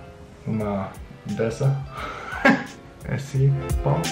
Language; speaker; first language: Portuguese; non-native, learner; English